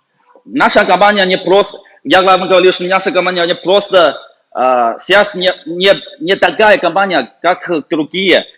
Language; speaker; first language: Russian; non-native, learner; Chinese